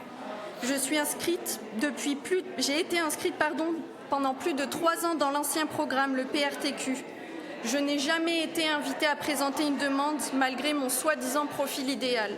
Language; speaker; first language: French; native; French